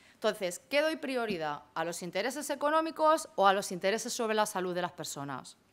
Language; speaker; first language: Spanish; native; Spanish